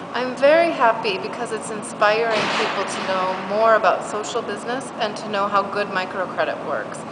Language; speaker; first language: English; native; English